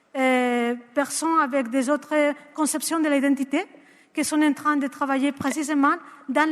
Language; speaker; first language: French; non-native, learner; Spanish